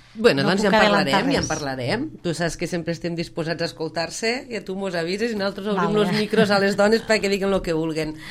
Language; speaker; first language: Catalan; native; Catalan